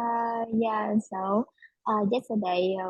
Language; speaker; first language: English; non-native, learner; Vietnamese